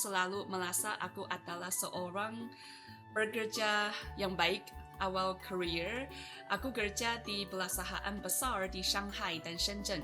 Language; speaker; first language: Indonesian; non-native, fluent; Chinese